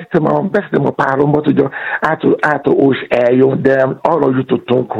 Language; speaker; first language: Hungarian; non-native, fluent; Yoruba